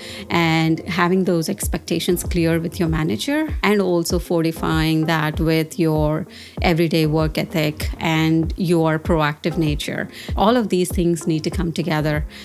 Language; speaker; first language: English; non-native, local second language; Telugu